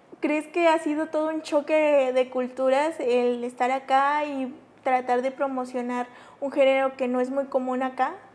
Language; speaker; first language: Spanish; native; Spanish